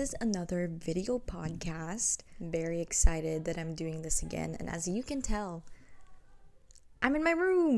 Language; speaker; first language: English; early bilingual, other home language; Filipino